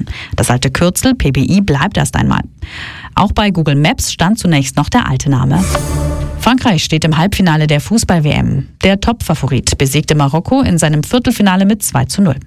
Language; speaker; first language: German; native; German